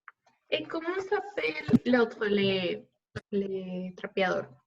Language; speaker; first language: French; non-native, learner; Spanish